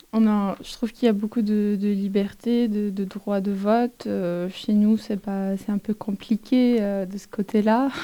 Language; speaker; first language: French; non-native, local second language; Arabic